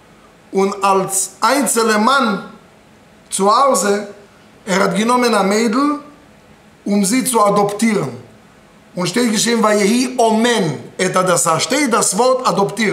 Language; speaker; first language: German; non-native, fluent; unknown